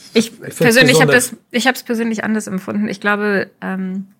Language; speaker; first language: German; native; German